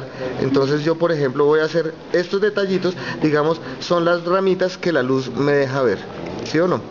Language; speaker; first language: Spanish; native; Spanish